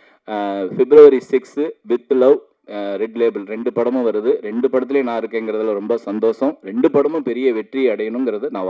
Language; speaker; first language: Tamil; native; Tamil